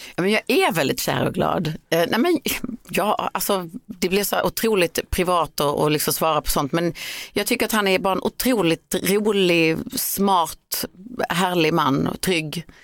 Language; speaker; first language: Swedish; native; Swedish